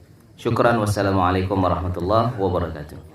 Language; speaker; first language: Arabic; non-native, fluent; Indonesian